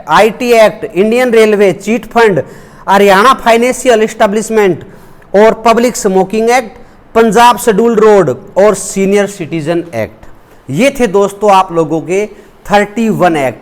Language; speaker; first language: Hindi; native; Hindi